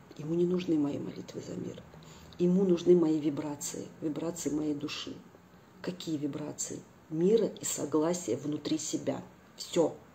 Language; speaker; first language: Russian; native; Russian